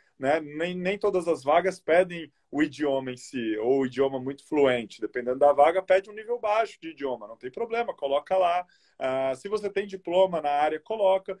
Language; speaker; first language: Portuguese; native; Portuguese